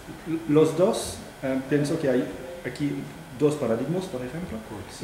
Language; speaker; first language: Spanish; non-native, fluent; French